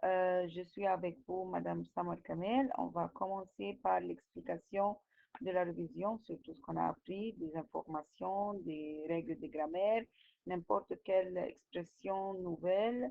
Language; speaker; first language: French; non-native, fluent; Arabic